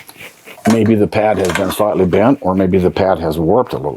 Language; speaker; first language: English; native; English